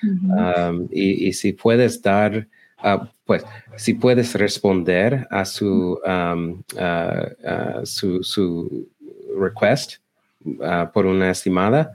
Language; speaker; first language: Spanish; non-native, learner; English